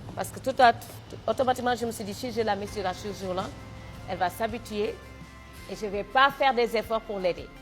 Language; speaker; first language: French; non-native, local second language; Wolof